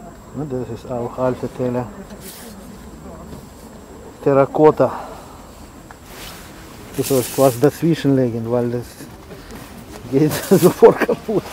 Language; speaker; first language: German; non-native, fluent; Russian